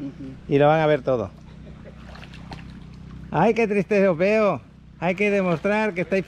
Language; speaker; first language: Spanish; native; Spanish